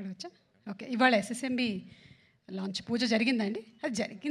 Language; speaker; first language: Telugu; native; Telugu